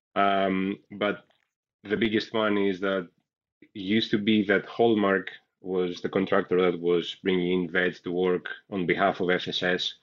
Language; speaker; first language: English; non-native, fluent; Greek